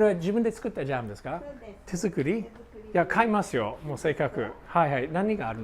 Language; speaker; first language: Japanese; non-native, learner; English